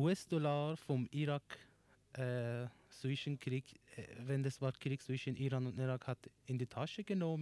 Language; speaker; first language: German; non-native, learner; Persian